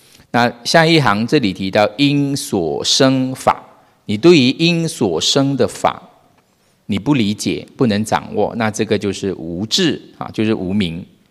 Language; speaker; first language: Chinese; non-native, fluent; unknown